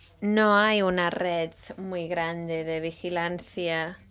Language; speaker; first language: Spanish; non-native, fluent; Italian